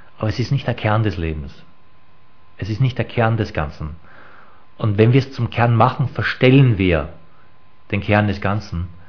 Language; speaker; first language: German; native; German